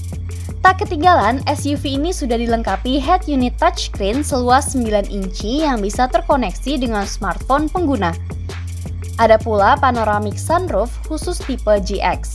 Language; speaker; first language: Indonesian; native; Indonesian